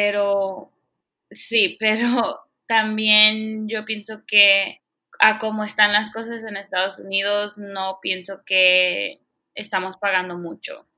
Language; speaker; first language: Spanish; early bilingual, heritage; Spanish